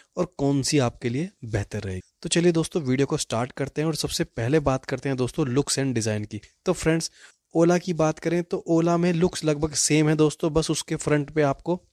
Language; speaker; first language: Hindi; native; Hindi